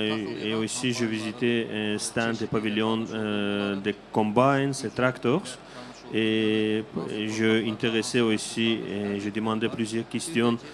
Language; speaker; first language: French; non-native, learner; Azerbaijani